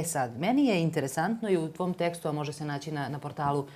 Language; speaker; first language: Serbian; native; Serbian